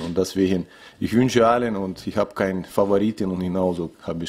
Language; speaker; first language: German; non-native, learner; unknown